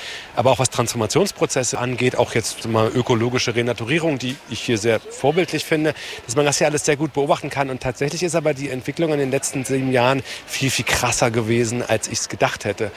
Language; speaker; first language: German; native; German